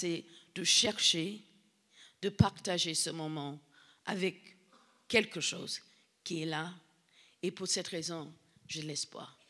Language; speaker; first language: French; non-native, fluent; English